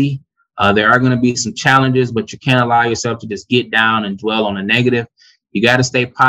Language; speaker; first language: English; native; English